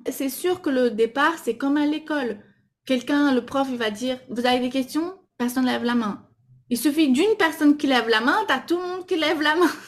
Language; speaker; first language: French; non-native, fluent; Portuguese